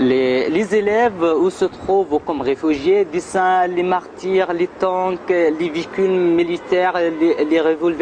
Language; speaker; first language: French; non-native, learner; Arabic